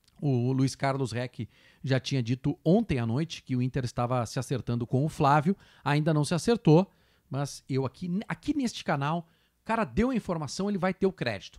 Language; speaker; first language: Portuguese; native; Portuguese